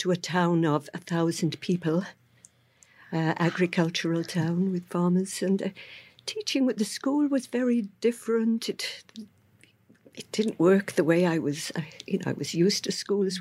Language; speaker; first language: English; native; English